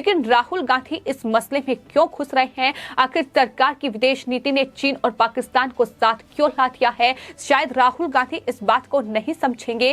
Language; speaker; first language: Hindi; native; Hindi